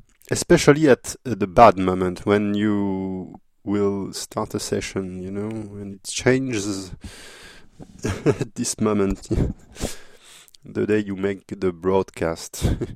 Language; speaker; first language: English; non-native, fluent; French